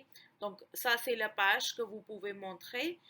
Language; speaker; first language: French; non-native, fluent; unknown